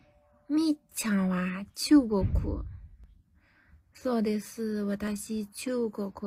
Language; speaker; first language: Japanese; non-native, learner; Chinese